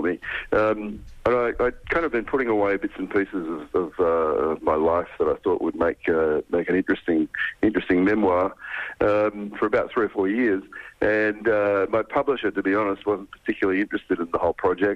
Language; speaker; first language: English; native; English